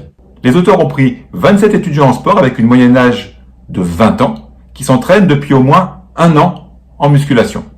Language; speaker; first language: French; native; French